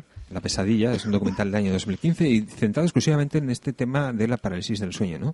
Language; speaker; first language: Spanish; native; Spanish